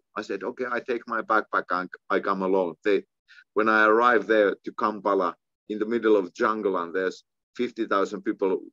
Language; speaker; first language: English; non-native, fluent; Finnish